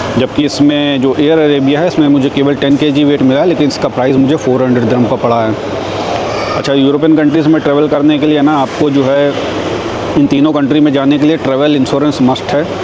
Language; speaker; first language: Hindi; native; Hindi